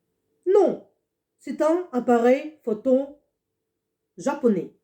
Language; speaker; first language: French; non-native, fluent; Russian